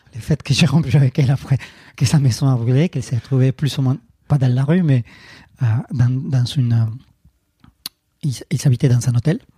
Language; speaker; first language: French; non-native, fluent; Spanish